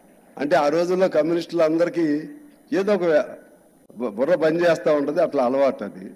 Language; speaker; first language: Telugu; native; Telugu